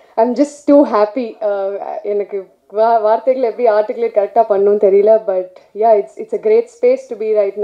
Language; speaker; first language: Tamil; non-native, local second language; Telugu